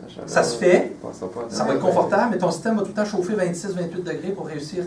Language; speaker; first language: French; native; French